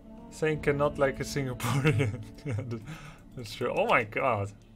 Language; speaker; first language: English; non-native, fluent; Dutch